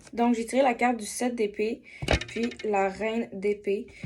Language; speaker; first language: French; native; French